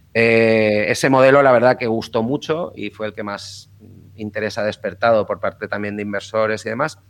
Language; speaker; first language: Spanish; native; Spanish